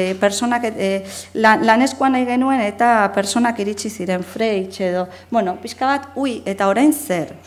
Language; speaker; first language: Basque; non-native, local second language; Spanish